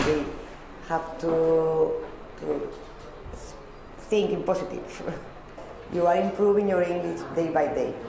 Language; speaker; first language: English; non-native, learner; Spanish